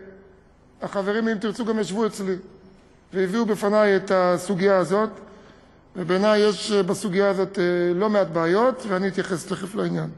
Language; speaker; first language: Hebrew; native; Hebrew